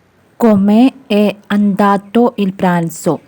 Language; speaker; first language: Italian; non-native, learner; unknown